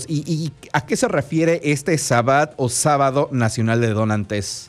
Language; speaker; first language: Spanish; native; Spanish